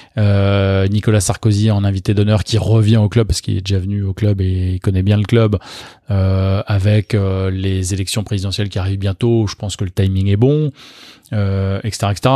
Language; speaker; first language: French; native; French